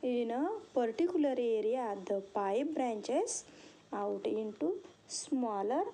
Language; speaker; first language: English; non-native, local second language; Marathi